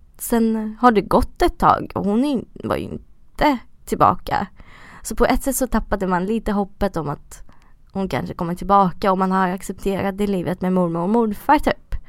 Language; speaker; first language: Swedish; early bilingual, other home language; Russian